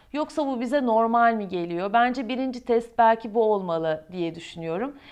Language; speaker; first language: Turkish; native; Turkish